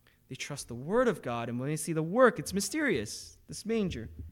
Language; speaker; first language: English; early bilingual, other home language; Korean